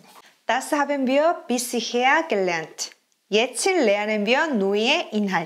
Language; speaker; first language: German; non-native, fluent; Korean